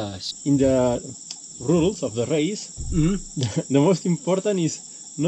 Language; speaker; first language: English; non-native, learner; Catalan